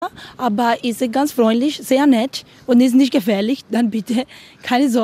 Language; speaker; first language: German; non-native, learner; Spanish